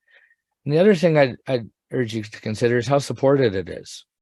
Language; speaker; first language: English; native; English